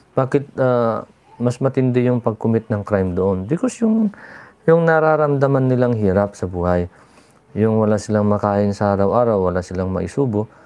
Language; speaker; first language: Filipino; non-native, local second language; Iloko